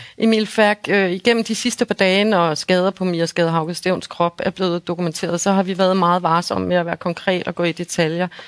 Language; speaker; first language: Danish; native; Danish